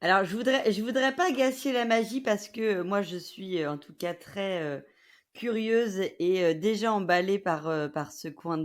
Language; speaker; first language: French; native; French